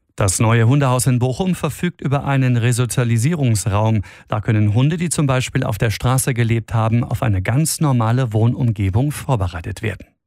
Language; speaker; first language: German; native; German